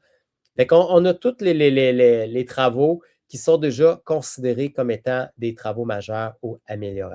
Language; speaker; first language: French; native; French